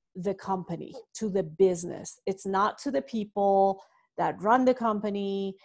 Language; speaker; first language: English; non-native, fluent; Persian